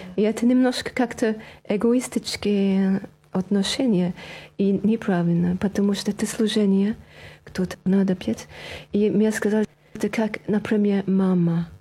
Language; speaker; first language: Russian; non-native, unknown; French